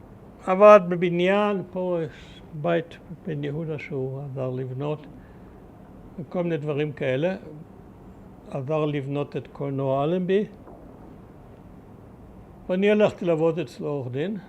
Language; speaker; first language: Hebrew; early bilingual, other home language; German